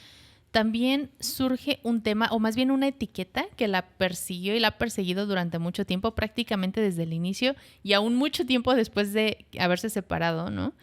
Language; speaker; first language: Spanish; native; Spanish